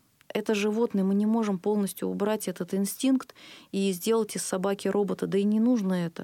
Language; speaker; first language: Russian; native; Russian